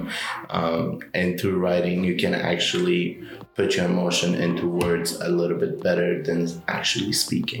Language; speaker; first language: English; non-native, fluent; Persian